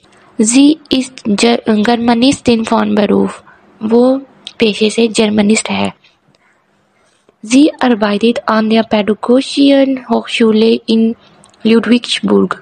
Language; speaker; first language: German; non-native, learner; Urdu